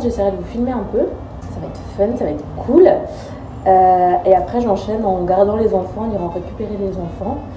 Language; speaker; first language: French; native; French